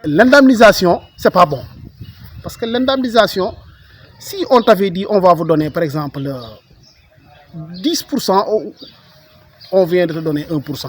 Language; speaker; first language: French; non-native, local second language; Wolof